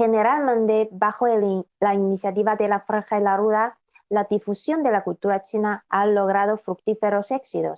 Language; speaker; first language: Spanish; non-native, fluent; Chinese